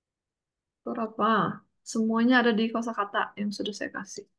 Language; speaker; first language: Indonesian; native; Indonesian